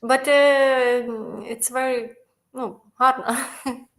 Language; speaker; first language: English; non-native, learner; Ukrainian